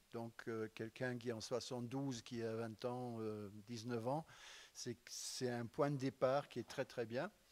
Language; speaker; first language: French; non-native, fluent; German